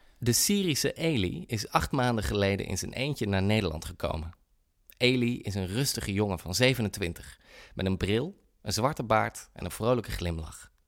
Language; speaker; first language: Dutch; native; Dutch